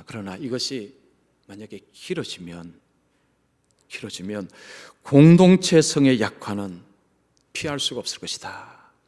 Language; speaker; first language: Korean; native; Korean